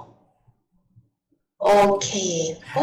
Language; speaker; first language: English; non-native, learner; Thai